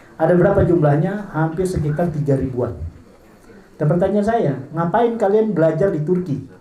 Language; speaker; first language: Indonesian; non-native, local second language; Madurese